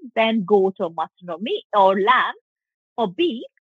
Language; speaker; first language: English; non-native, local second language; Punjabi